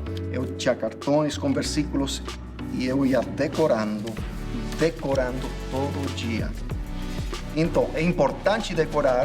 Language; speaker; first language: Portuguese; non-native, fluent; English